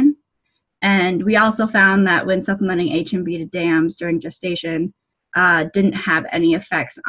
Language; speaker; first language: English; native; English